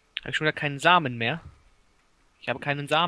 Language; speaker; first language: German; native; German